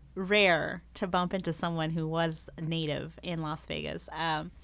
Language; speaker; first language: English; early bilingual, other home language; Spanish